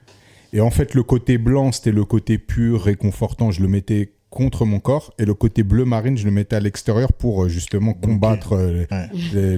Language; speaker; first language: French; native; French